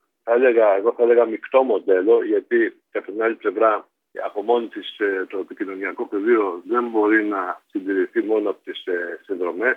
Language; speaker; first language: Greek; native; Greek